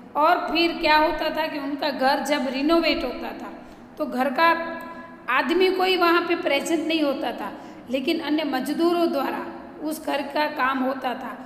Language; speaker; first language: Hindi; non-native, local second language; Gujarati